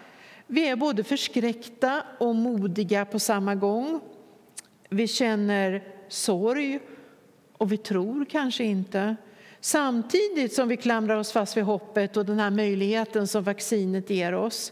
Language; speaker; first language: Swedish; native; Swedish